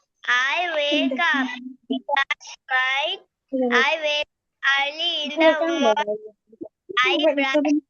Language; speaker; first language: English; non-native, learner; Bangla